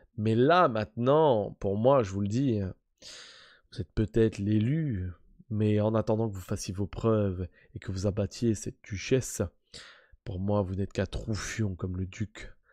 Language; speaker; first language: French; native; French